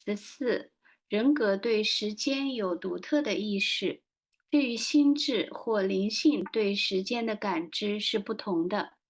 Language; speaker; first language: Chinese; native; Chinese